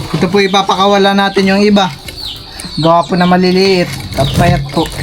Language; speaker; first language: Filipino; native; Filipino